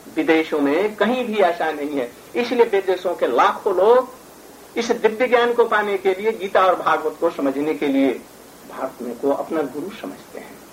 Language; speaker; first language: Hindi; native; Hindi